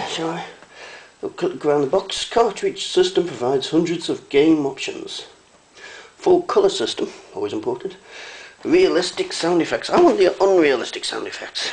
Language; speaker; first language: English; native; English